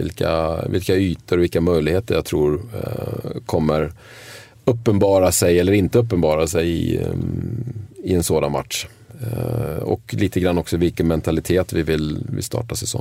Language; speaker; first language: Swedish; native; Swedish